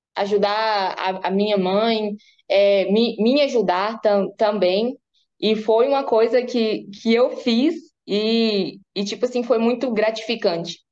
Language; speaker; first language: Portuguese; native; Portuguese